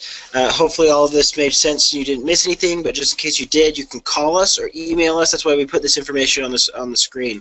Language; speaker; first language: English; native; English